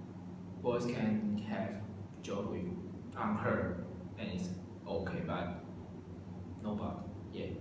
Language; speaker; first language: English; non-native, learner; Chinese